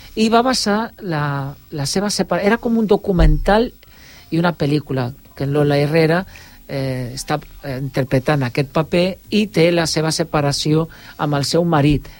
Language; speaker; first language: Catalan; non-native, local second language; Spanish